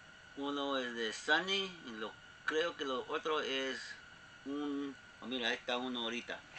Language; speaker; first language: Spanish; early bilingual, heritage; Spanish